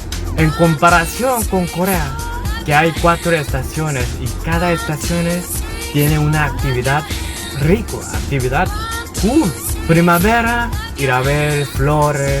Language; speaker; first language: Spanish; non-native, learner; Korean